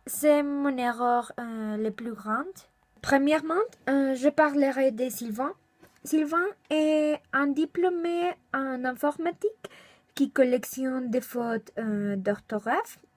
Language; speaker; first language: French; non-native, learner; Spanish